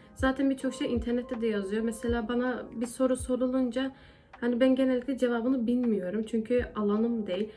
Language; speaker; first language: Turkish; early bilingual, heritage; Turkish